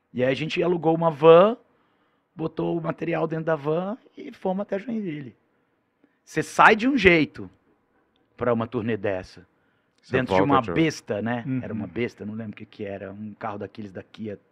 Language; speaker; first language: Portuguese; native; Portuguese